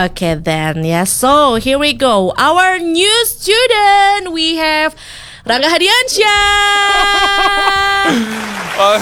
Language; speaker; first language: English; non-native, fluent; Indonesian